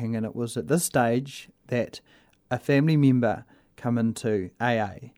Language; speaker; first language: English; native; English